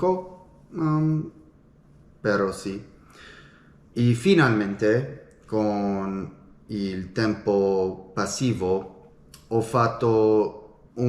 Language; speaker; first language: Italian; non-native, learner; English